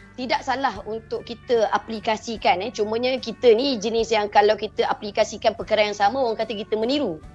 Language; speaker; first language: Malay; native; Malay